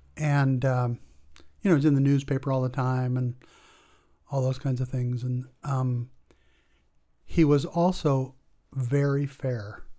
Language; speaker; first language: English; native; English